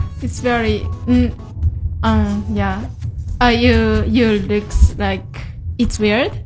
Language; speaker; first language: English; non-native, learner; Japanese